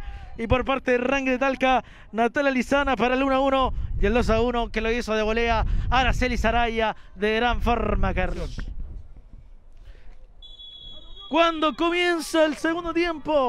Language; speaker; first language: Spanish; native; Spanish